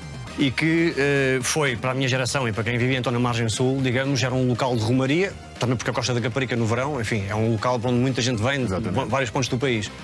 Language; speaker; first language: Portuguese; native; Portuguese